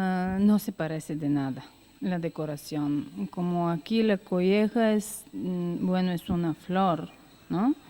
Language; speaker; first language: Spanish; non-native, learner; Bulgarian